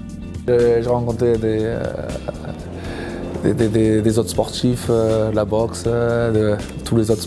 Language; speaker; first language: French; non-native, fluent; English